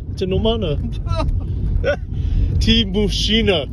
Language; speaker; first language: Russian; non-native, learner; English